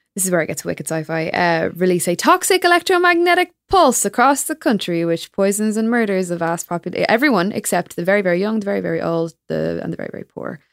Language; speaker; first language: English; native; English